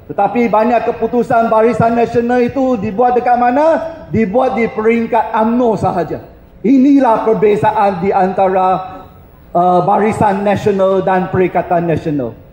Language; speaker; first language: Malay; non-native, local second language; Chinese